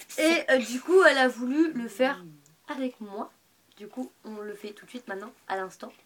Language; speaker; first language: French; native; French